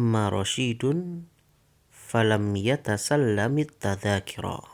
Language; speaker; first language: Arabic; non-native, fluent; Indonesian